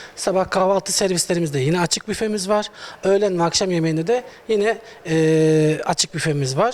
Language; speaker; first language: Turkish; native; Turkish